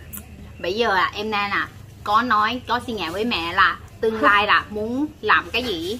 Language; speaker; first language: Vietnamese; non-native, learner; Thai